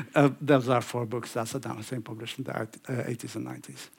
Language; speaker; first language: English; non-native, fluent; Arabic